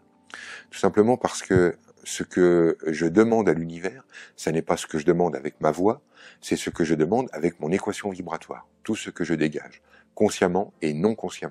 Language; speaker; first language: French; native; French